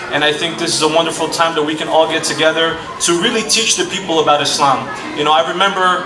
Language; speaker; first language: English; non-native, fluent; Portuguese